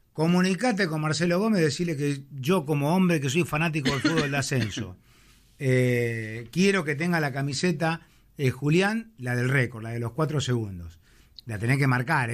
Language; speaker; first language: Spanish; native; Spanish